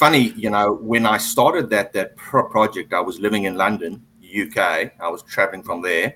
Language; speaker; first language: English; native; English